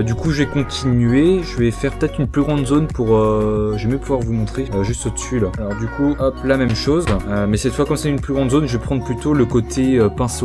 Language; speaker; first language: French; native; French